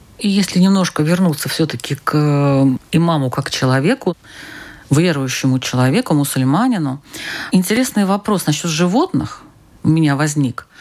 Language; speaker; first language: Russian; native; Russian